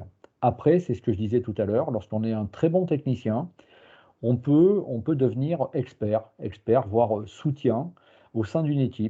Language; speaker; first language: French; native; French